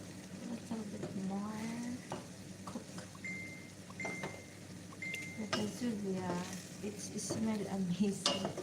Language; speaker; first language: English; non-native, learner; Bikol